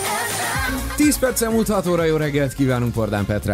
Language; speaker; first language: Hungarian; native; Hungarian